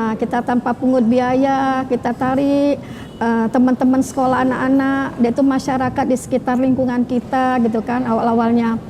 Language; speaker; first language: Indonesian; native; Indonesian